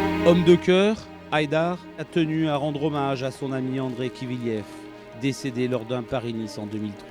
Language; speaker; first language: French; native; French